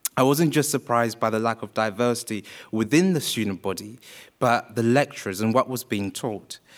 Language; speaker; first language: English; native; English